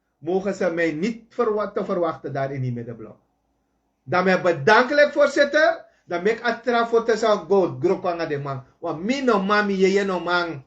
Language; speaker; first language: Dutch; native; Dutch